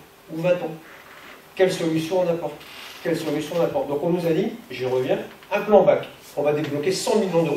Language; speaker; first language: French; native; French